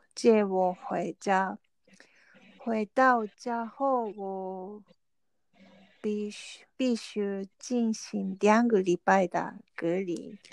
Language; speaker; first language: Chinese; non-native, learner; Vietnamese